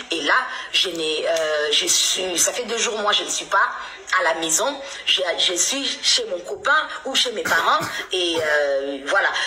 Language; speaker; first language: French; non-native, local second language; Lingala